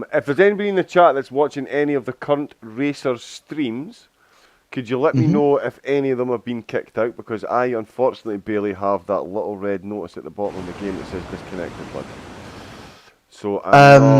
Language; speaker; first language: English; native; English